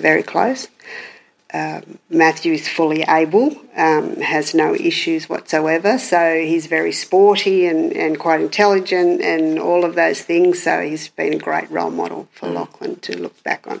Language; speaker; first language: English; native; English